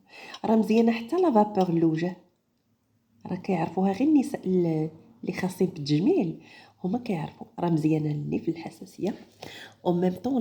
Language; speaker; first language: Arabic; native; Arabic